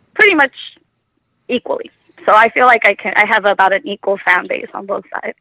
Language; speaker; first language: English; early bilingual, other home language; Spanish